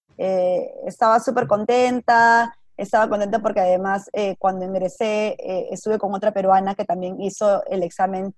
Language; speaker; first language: Spanish; native; Spanish